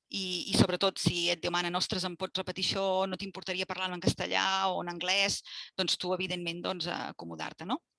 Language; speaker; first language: Catalan; native; Catalan